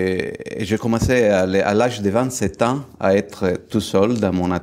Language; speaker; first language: French; non-native, fluent; Italian